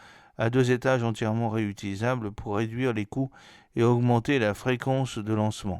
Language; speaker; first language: French; native; French